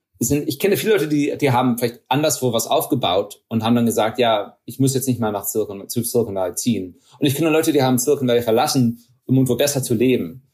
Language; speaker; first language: German; early bilingual, heritage; German